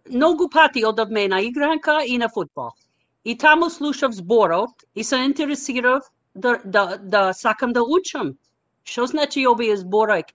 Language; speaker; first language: Macedonian; non-native, fluent; English